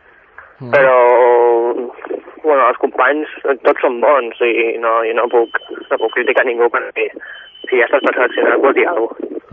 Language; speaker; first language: Catalan; native; Catalan